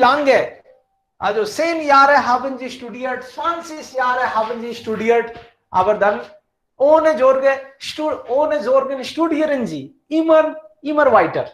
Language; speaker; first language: German; non-native, fluent; Hindi